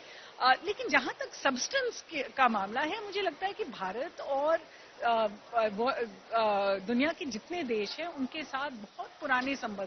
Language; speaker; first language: Hindi; native; Hindi